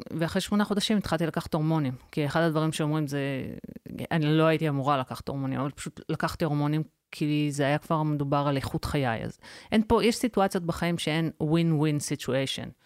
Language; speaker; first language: Hebrew; early bilingual, other home language; English